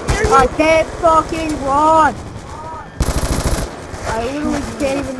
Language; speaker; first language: English; native; English